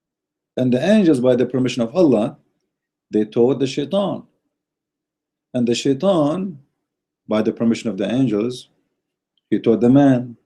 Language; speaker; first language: English; non-native, fluent; Arabic